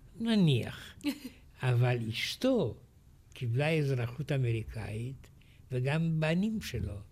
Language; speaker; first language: Hebrew; non-native, fluent; Romanian